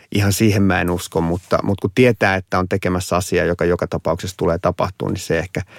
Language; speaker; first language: Finnish; native; Finnish